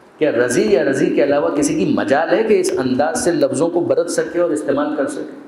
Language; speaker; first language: Urdu; non-native, local second language; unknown